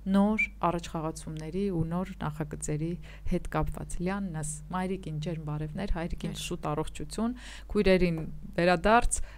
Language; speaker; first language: Armenian; native; Armenian